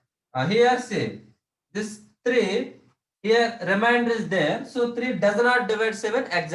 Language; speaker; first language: English; non-native, local second language; Telugu